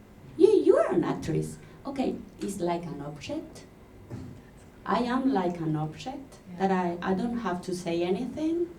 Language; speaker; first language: English; non-native, learner; Spanish